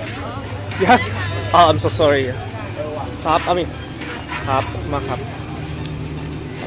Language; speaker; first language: English; non-native, learner; French